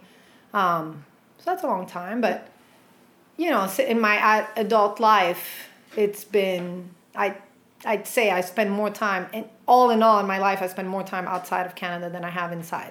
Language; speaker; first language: English; native; English